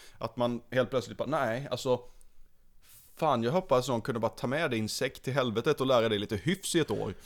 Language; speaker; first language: Swedish; native; Swedish